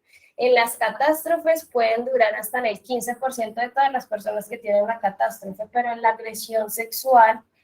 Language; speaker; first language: Spanish; native; Spanish